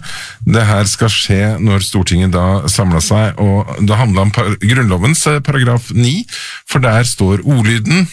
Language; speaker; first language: Norwegian; native; Norwegian